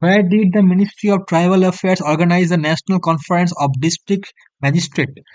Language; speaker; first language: English; non-native, local second language; Bangla